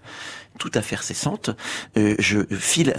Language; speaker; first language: French; native; French